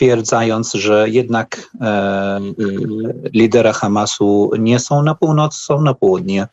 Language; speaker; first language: Polish; non-native, learner; Arabic